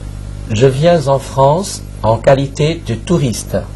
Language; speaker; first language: French; non-native, fluent; Chinese